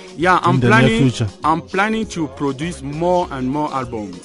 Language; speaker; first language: English; non-native, local second language; French